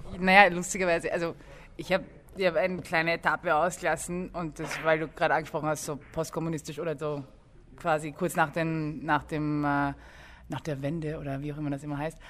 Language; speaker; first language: German; early bilingual, other home language; English